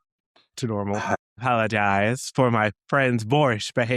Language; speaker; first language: English; native; English